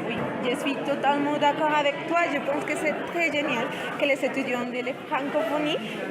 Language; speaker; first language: French; non-native, learner; Spanish